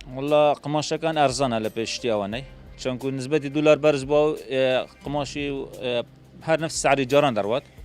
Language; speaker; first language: Central Kurdish; non-native, local second language; Kurdish